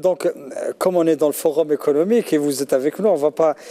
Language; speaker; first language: French; non-native, local second language; Arabic